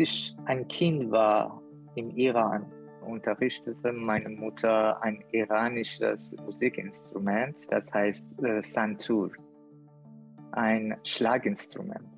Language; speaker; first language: German; non-native, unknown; Persian